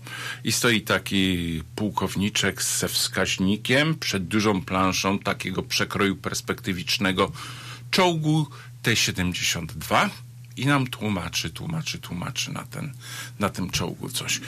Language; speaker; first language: Polish; native; Polish